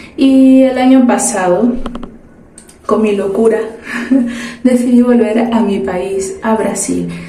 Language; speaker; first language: Spanish; early bilingual, other home language; Portuguese